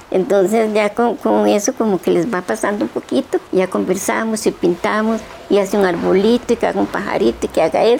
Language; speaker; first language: Spanish; native; Spanish